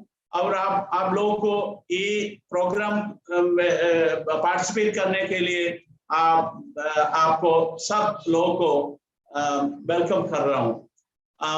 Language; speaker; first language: Hindi; non-native, local second language; Malayalam